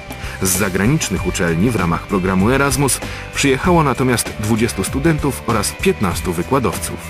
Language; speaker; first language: Polish; native; Polish